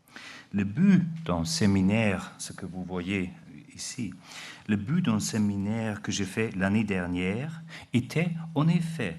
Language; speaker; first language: French; non-native, learner; German